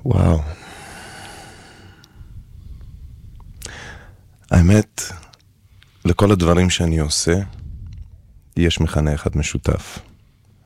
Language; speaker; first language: Hebrew; early bilingual, other home language; Russian